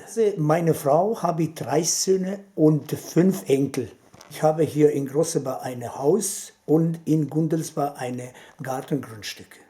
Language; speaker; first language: German; non-native, learner; Albanian